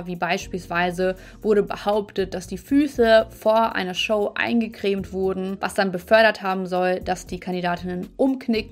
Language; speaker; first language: German; native; German